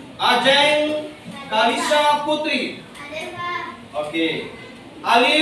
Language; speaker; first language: Indonesian; native; Indonesian